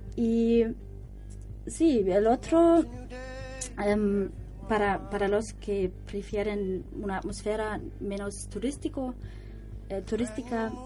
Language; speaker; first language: Spanish; non-native, learner; German